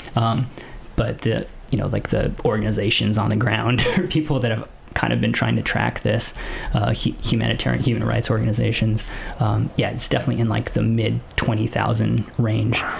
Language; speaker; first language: English; early bilingual, other home language; Filipino